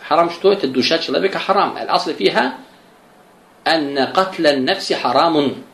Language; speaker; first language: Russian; non-native, local second language; Azerbaijani